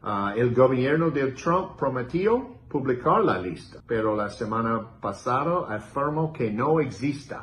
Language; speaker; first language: Spanish; non-native, learner; English